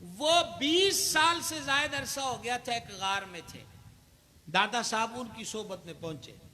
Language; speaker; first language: Urdu; non-native, local second language; Punjabi